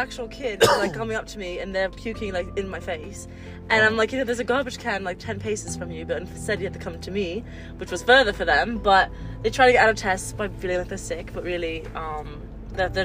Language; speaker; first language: English; native; English